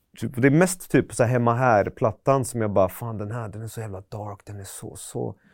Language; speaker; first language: Swedish; early bilingual, other home language; Persian